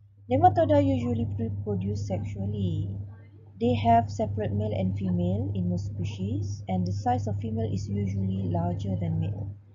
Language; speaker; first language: English; non-native, local second language; Malay